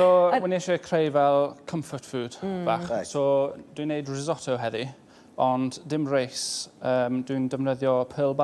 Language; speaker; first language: Welsh; native; Welsh